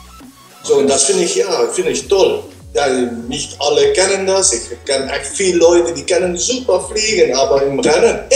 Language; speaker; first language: German; non-native, learner; Dutch